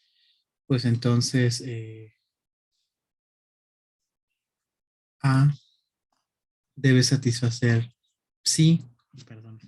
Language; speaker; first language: Spanish; native; Spanish